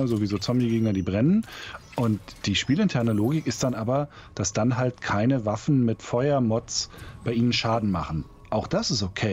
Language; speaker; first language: German; native; German